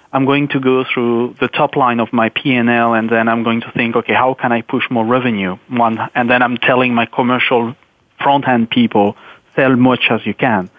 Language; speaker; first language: English; non-native, fluent; French